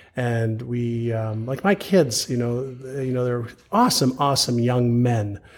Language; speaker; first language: English; early bilingual, other home language; Hebrew